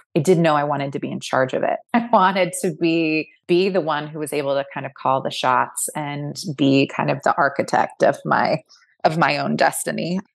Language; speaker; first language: English; native; English